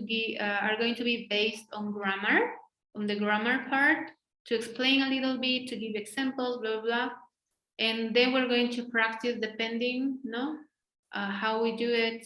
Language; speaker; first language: English; non-native, fluent; Spanish